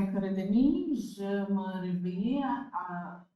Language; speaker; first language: French; non-native, learner; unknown